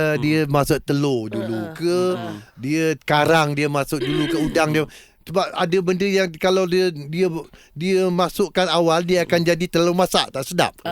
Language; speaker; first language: Malay; native; Malay